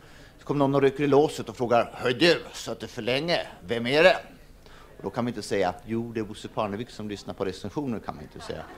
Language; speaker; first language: Swedish; native; Swedish